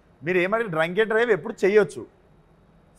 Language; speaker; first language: Telugu; native; Telugu